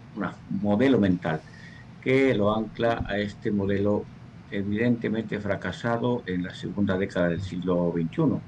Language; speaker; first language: Spanish; native; Spanish